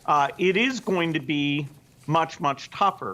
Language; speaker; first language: English; native; English